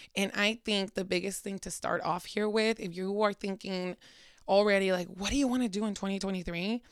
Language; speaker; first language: English; early bilingual, other home language; Spanish